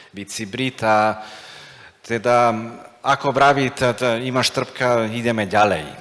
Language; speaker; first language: Slovak; non-native, fluent; Macedonian